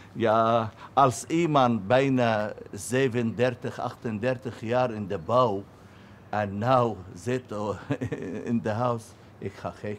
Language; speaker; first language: Dutch; non-native, learner; Arabic